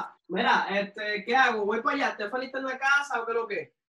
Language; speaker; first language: Spanish; early bilingual, heritage; Spanish